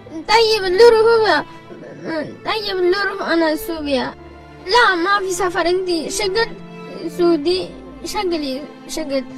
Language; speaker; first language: Arabic; non-native, learner; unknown